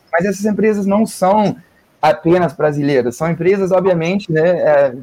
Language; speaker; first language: Portuguese; non-native, fluent; German